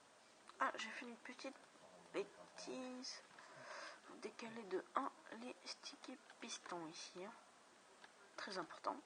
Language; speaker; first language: French; native; French